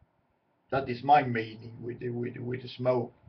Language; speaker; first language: English; non-native, learner; Swedish